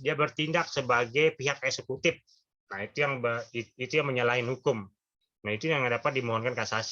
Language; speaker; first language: Indonesian; native; Indonesian